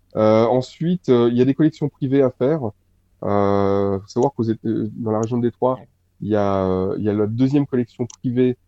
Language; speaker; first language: French; native; French